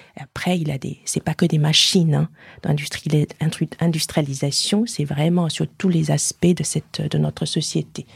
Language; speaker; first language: French; non-native, fluent; Chinese